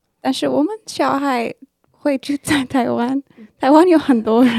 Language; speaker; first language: Chinese; non-native, learner; English